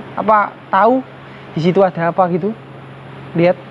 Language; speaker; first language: Indonesian; native; Indonesian